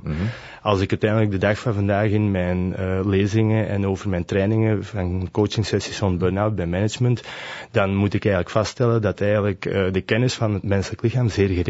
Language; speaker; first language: Dutch; native; Dutch